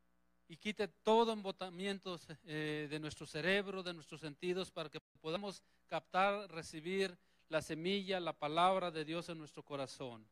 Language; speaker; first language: Spanish; native; Spanish